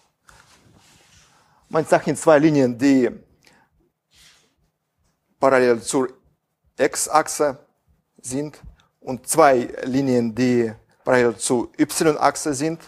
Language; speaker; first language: German; non-native, fluent; Russian